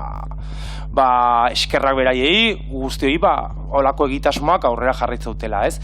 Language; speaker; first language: Basque; native; Basque